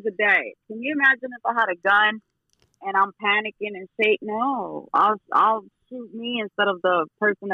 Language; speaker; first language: English; native; English